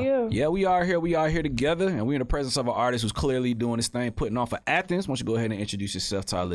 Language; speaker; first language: English; native; English